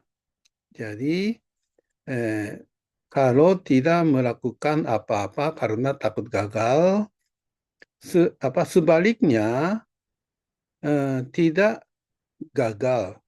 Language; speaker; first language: Indonesian; non-native, fluent; Japanese